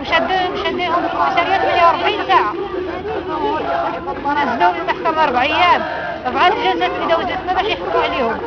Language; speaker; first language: Arabic; native; Arabic